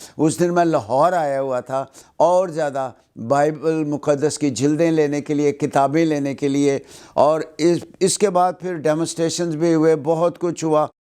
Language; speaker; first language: Urdu; non-native, local second language; Punjabi